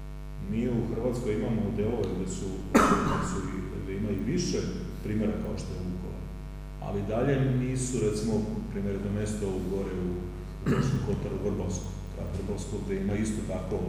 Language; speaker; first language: Serbian; native; Serbian